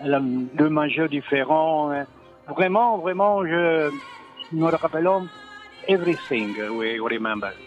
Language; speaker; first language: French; non-native, learner; Italian